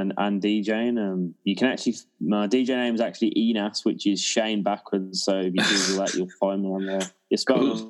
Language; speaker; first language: English; native; English